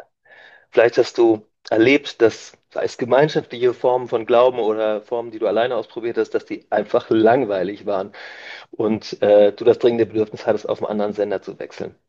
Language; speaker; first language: German; native; German